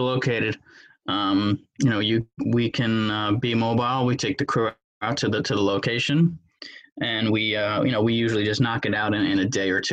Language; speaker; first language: English; native; English